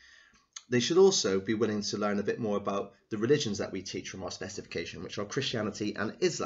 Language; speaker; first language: English; native; English